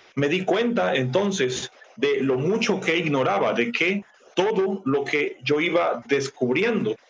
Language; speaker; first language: Spanish; native; Spanish